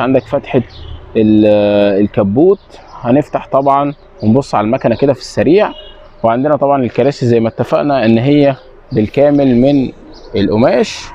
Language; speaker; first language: Arabic; native; Arabic